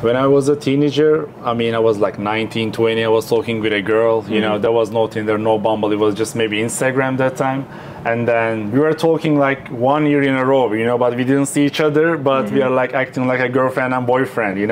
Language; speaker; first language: English; non-native, fluent; Turkish